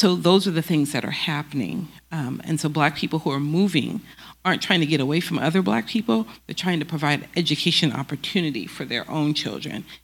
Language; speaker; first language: English; native; English